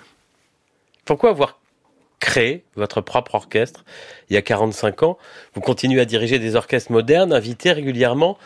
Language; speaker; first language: French; native; French